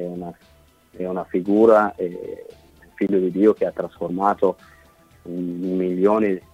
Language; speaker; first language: Italian; non-native, fluent; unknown